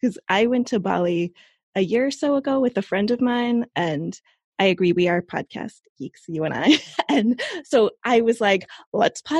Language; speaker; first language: English; native; English